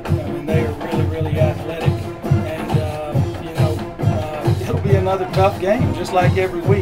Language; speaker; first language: English; native; English